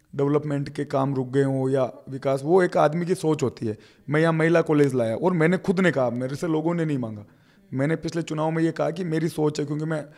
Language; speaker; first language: Hindi; native; Hindi